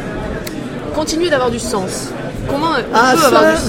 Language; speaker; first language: French; native; French